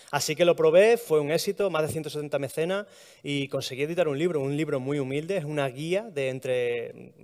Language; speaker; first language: Spanish; native; Spanish